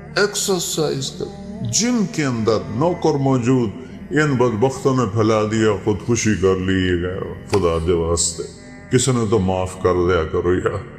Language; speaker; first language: Urdu; non-native, local second language; Punjabi